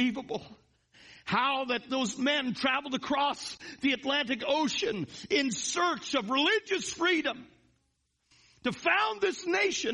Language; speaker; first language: English; native; English